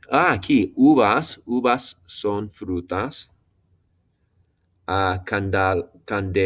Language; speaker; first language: Spanish; non-native, fluent; English